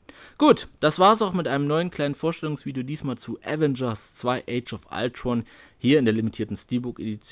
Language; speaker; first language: German; native; German